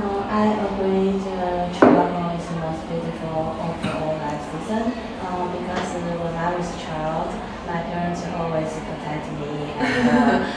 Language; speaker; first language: English; non-native, learner; Chinese